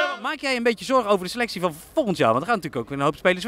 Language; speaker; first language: Dutch; native; Dutch